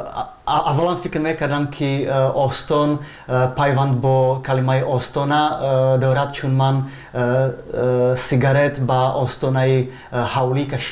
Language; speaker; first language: Persian; non-native, fluent; Slovak